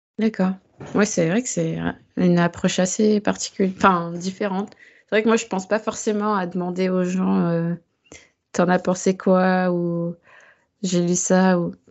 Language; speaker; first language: French; native; French